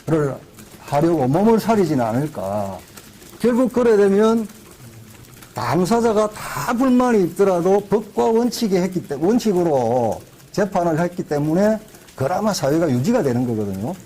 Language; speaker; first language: Korean; native; Korean